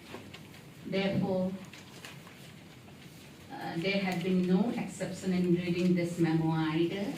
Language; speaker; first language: English; non-native, local second language; Assamese